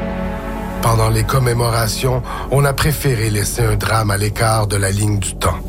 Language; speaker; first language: French; native; French